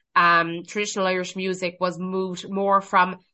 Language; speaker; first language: English; native; English